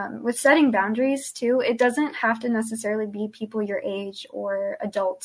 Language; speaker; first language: English; early bilingual, other home language; Spanish